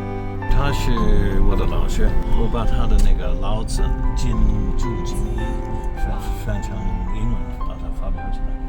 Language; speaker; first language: Chinese; non-native, fluent; English